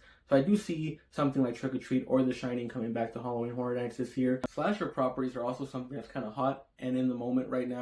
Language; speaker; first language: English; native; English